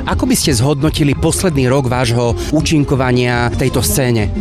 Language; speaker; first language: Slovak; native; Slovak